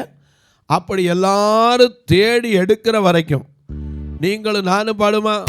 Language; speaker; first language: Tamil; native; Tamil